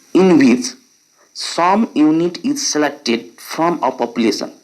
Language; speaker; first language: English; non-native, local second language; Nepali